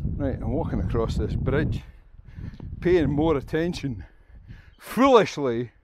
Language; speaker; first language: English; native; English